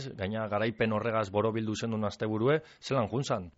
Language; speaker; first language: Basque; native; Basque